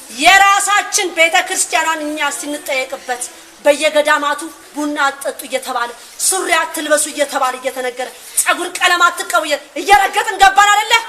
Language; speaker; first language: Amharic; native; Amharic